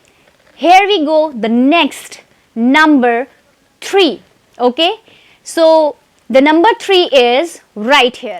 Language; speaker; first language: English; non-native, fluent; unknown